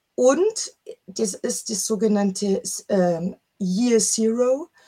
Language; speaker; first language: German; native; German